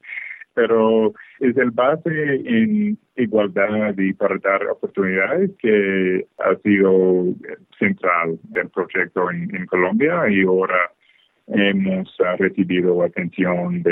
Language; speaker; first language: Spanish; non-native, fluent; English